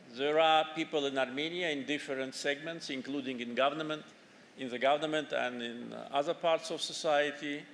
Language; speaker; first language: English; non-native, fluent; Azerbaijani